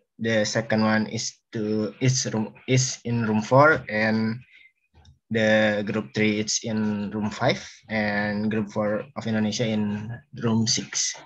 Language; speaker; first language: English; non-native, learner; Indonesian